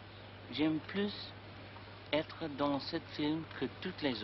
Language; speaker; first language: French; non-native, learner; English